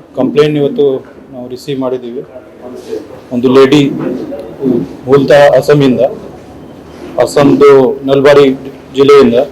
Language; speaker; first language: Kannada; non-native, local second language; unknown